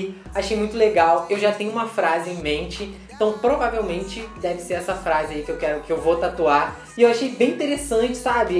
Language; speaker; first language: Portuguese; native; Portuguese